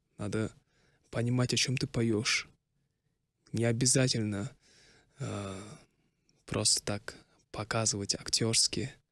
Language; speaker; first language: Russian; non-native, local second language; Kazakh